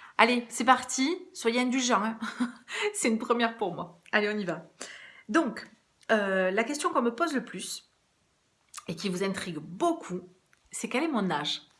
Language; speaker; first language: French; early bilingual, other home language; Portuguese